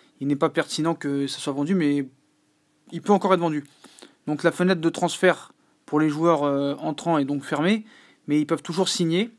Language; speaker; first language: French; native; French